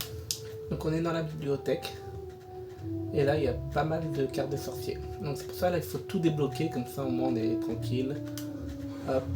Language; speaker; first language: French; native; French